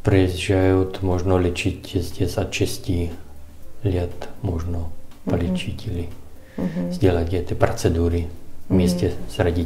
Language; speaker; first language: Russian; non-native, learner; Czech